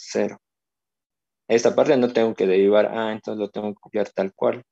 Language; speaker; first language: Spanish; native; Spanish